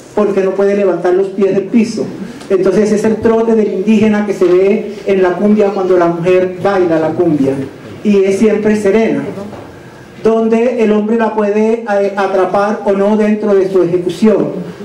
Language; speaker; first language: Spanish; native; Spanish